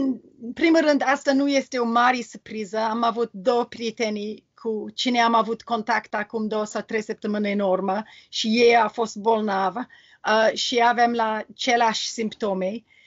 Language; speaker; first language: Romanian; non-native, learner; English